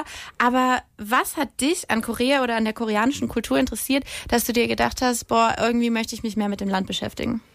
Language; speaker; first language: German; native; German